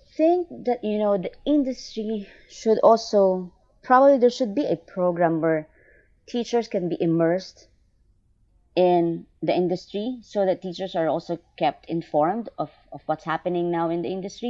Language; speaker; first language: English; non-native, local second language; Filipino